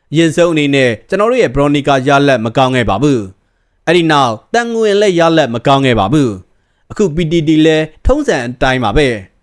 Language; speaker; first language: Burmese; native; Burmese